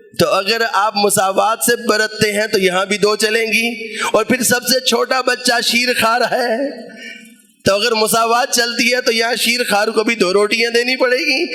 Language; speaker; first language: Urdu; non-native, local second language; Punjabi